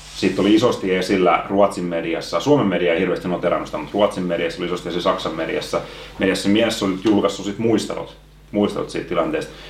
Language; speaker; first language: Finnish; native; Finnish